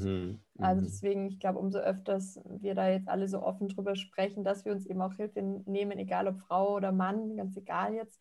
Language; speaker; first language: German; native; German